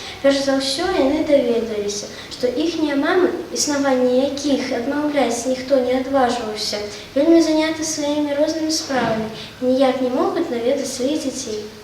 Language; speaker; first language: Belarusian; native; Belarusian